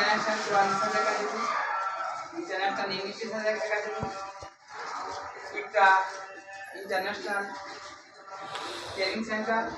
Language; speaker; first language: English; non-native, local second language; Bangla